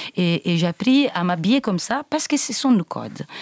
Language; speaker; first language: French; non-native, fluent; Portuguese